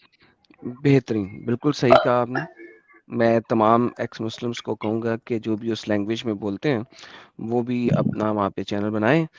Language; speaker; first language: Hindi; native; Hindi